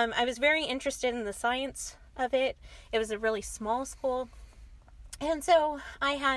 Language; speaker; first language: English; native; English